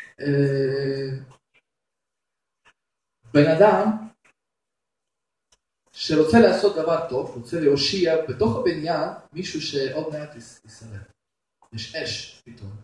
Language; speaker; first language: Hebrew; non-native, fluent; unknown